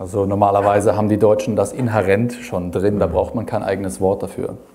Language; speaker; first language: German; native; German